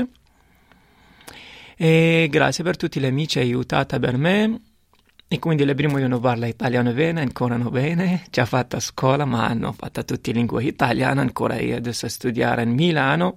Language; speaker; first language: Italian; non-native, learner; Arabic